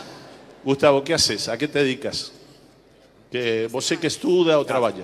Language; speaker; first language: Spanish; native; Spanish